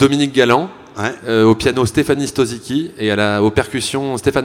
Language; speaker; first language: French; native; French